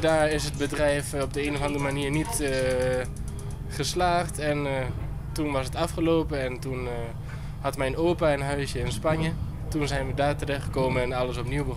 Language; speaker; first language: Dutch; early bilingual, heritage; Dutch